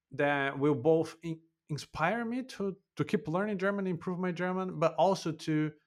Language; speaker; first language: English; non-native, fluent; Portuguese